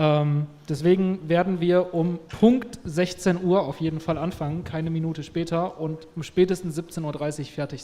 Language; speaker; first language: German; native; German